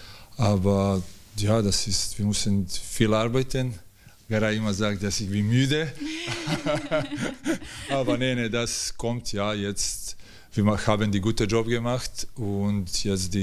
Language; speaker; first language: German; non-native, learner; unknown